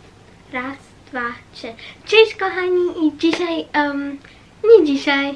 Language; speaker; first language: Polish; early bilingual, heritage; Polish